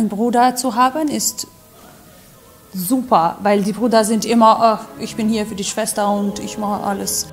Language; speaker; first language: German; non-native, fluent; Albanian